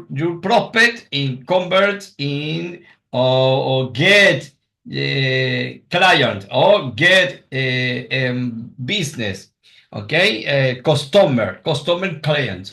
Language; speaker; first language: English; non-native, learner; Spanish